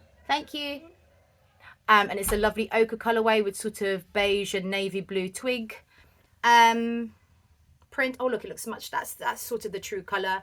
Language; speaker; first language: English; native; English